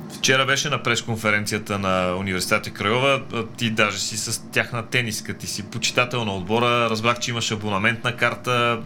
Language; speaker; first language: Bulgarian; native; Bulgarian